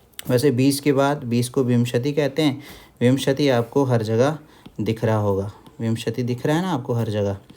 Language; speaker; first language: Hindi; native; Hindi